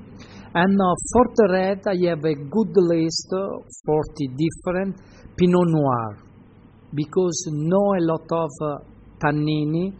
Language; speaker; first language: English; non-native, learner; Italian